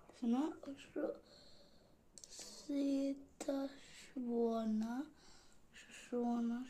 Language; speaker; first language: Icelandic; non-native, learner; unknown